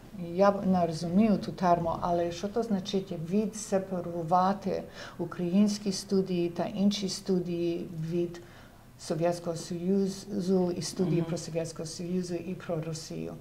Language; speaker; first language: Ukrainian; early bilingual, heritage; Ukrainian